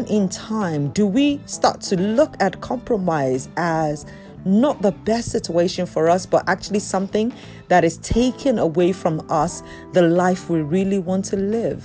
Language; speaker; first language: English; non-native, local second language; Yoruba